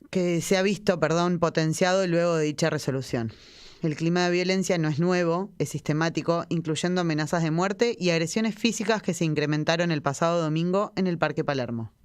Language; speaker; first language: Spanish; native; Spanish